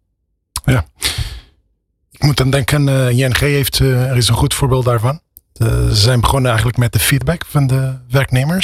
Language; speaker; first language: Dutch; non-native, fluent; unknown